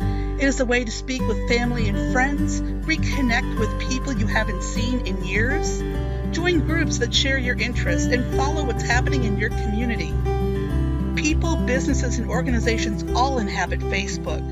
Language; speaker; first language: English; native; English